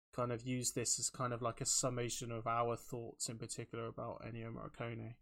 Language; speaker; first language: English; native; English